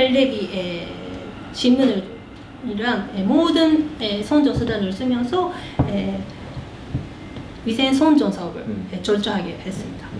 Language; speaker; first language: Korean; early bilingual, heritage; Korean